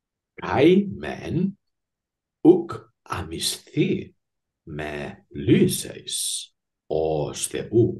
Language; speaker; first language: Greek; non-native, fluent; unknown